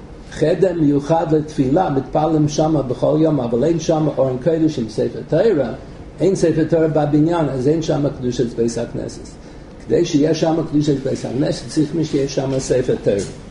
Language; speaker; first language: Hebrew; non-native, fluent; English